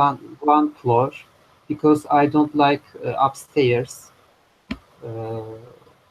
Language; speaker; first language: English; non-native, learner; Turkish